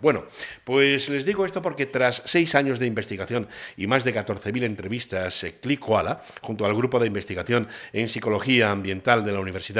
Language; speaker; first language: Spanish; native; Spanish